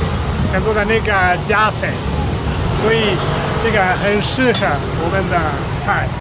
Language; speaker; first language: Chinese; non-native, fluent; Italian